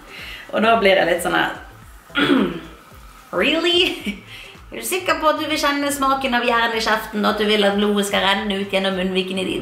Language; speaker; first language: Norwegian; native; Norwegian